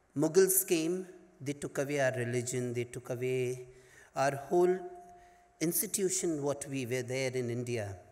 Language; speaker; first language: English; non-native, local second language; Hindi